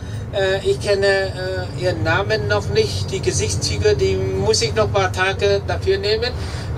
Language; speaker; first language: German; non-native, fluent; Vietnamese